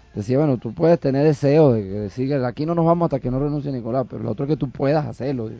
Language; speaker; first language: Spanish; native; Spanish